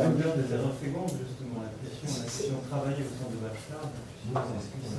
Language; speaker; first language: French; native; French